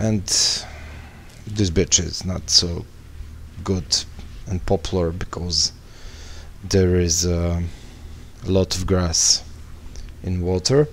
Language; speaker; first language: English; non-native, learner; Serbian